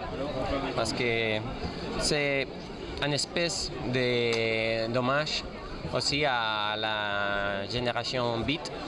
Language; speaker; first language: French; non-native, fluent; Spanish